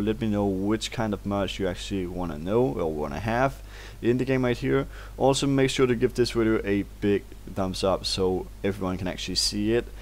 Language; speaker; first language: English; non-native, fluent; Danish